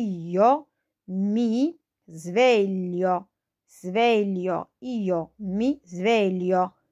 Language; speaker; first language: Italian; non-native, fluent; Arabic